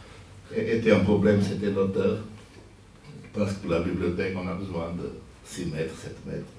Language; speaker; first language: French; non-native, fluent; Portuguese